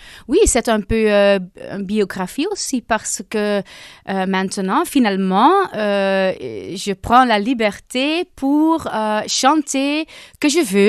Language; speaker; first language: French; non-native, local second language; Dutch